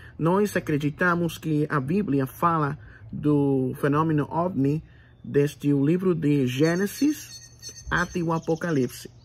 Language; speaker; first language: Portuguese; non-native, fluent; Spanish